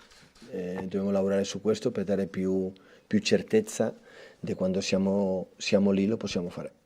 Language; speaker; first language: Italian; non-native, fluent; Catalan